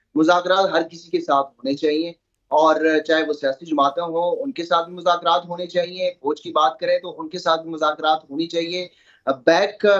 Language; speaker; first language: Urdu; native; Urdu